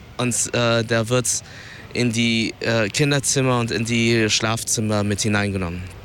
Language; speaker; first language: German; early bilingual, other home language; Vietnamese